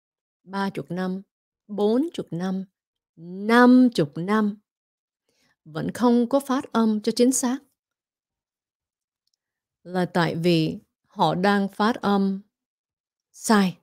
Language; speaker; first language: Vietnamese; early bilingual, heritage; Vietnamese